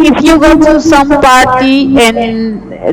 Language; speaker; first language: English; non-native, fluent; Spanish